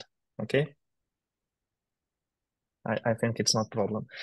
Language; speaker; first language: English; non-native, learner; Ukrainian